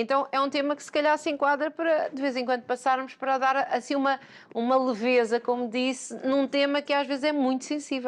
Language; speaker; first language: Portuguese; native; Portuguese